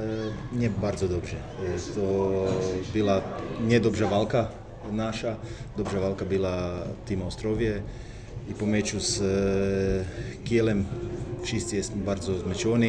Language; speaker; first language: Polish; non-native, learner; Croatian